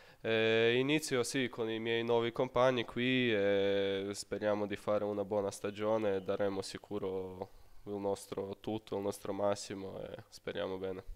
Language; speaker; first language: Italian; non-native, fluent; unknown